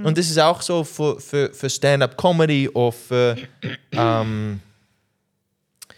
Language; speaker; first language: German; non-native, learner; English